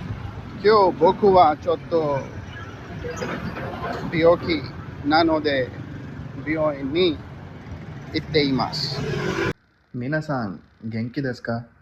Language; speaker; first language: Japanese; non-native, learner; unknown